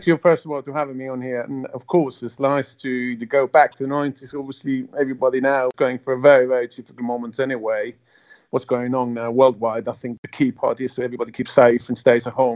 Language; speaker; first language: English; non-native, fluent; German